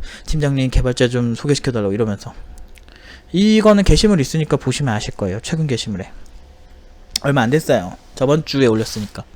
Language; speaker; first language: Korean; native; Korean